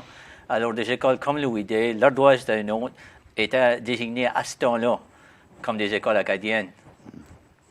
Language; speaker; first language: French; native; French